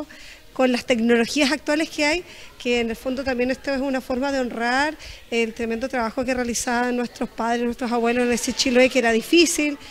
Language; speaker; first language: Spanish; native; Spanish